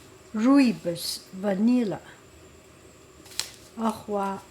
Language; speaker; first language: French; non-native, learner; Chinese